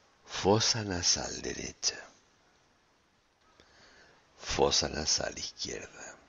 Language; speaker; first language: Spanish; native; Spanish